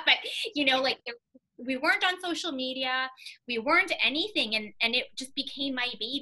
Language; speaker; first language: English; native; English